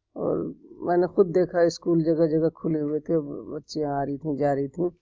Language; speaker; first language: Urdu; native; Urdu